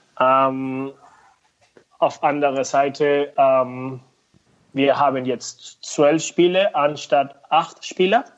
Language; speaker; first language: German; non-native, fluent; Spanish